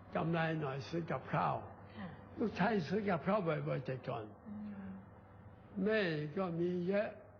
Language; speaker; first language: Thai; non-native, learner; Chinese